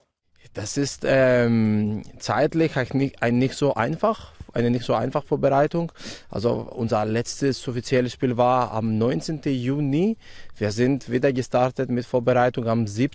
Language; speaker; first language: German; non-native, fluent; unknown